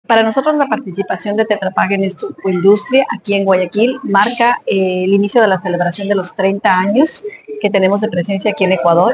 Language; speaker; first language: Spanish; native; Spanish